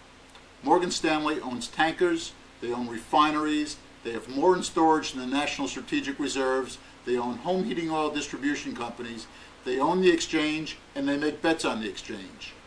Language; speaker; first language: English; native; English